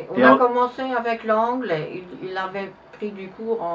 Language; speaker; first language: French; non-native, local second language; Dutch